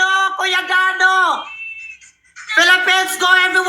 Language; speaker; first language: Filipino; non-native, local second language; Cebuano